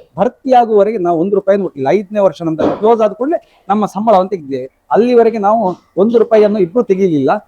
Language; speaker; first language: Kannada; non-native, local second language; Konkani